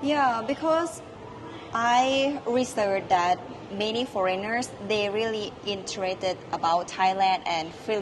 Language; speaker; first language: English; non-native, learner; Thai